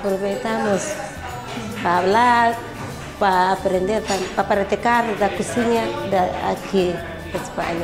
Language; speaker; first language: Spanish; non-native, learner; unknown